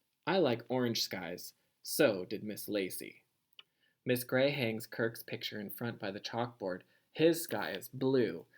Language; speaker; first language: English; native; English